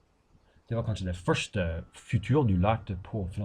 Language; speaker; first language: Norwegian; non-native, fluent; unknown